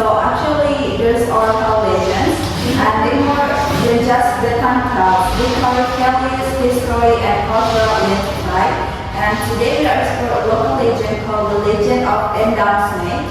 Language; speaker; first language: English; non-native, learner; Indonesian